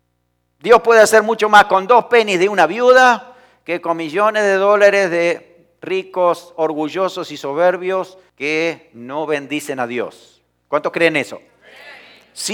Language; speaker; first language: Spanish; native; Spanish